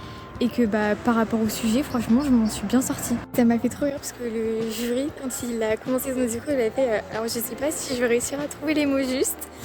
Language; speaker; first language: French; native; French